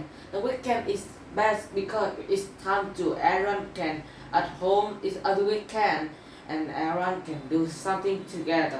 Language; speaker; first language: English; non-native, learner; Vietnamese